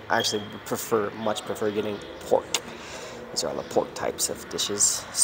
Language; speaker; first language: English; native; English